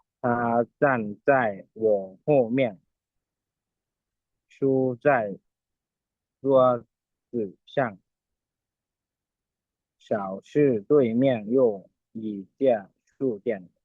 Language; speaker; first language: Chinese; non-native, learner; Lao